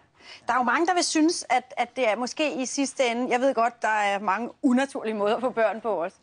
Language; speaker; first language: Danish; native; Danish